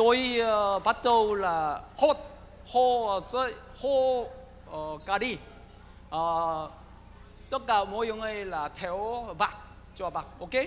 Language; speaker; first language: Vietnamese; non-native, learner; Korean